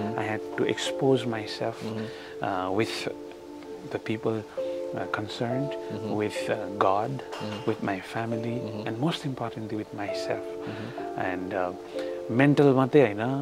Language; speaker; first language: English; non-native, local second language; Nepali